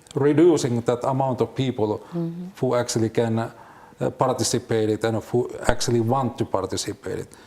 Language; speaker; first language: English; non-native, learner; Finnish